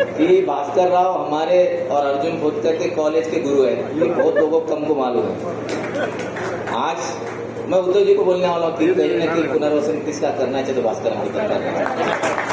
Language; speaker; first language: Hindi; non-native, local second language; Marathi